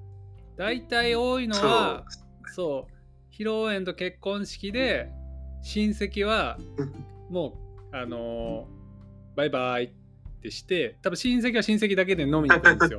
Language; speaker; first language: Japanese; native; Japanese